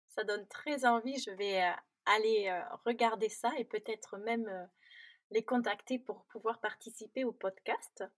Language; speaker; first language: French; native; French